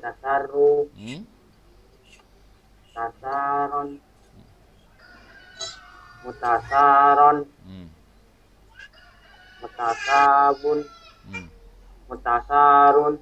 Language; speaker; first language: Arabic; non-native, learner; Indonesian